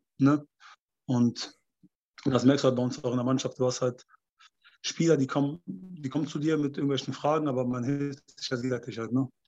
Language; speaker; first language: German; early bilingual, other home language; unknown